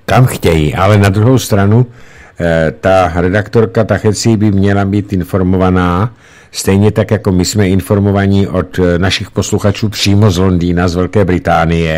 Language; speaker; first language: Czech; native; Czech